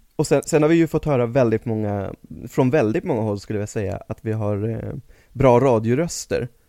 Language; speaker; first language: Swedish; native; Swedish